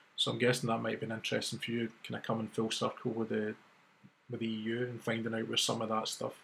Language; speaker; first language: English; native; English